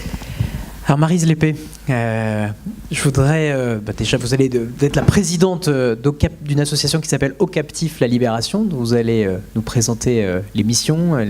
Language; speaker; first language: French; native; French